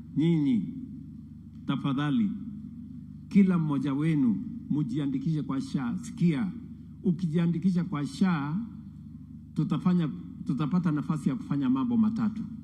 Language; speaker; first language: Swahili; non-native, local second language; Kalenjin